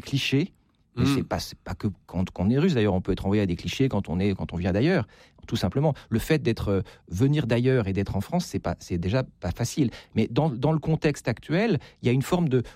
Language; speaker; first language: French; native; French